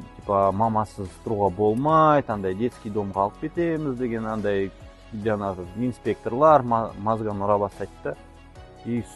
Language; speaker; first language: Kazakh; non-native, local second language; Russian